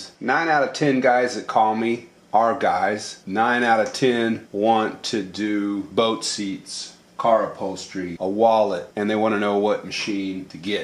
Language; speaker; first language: English; native; English